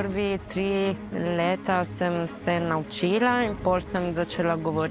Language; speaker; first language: Slovenian; non-native, fluent; Italian